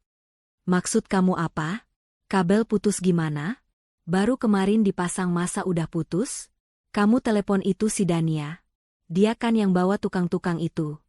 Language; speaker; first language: Indonesian; native; Indonesian